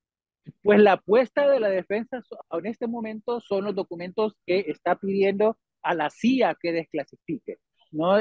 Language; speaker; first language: Spanish; native; Spanish